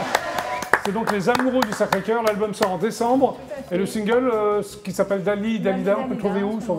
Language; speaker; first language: French; native; French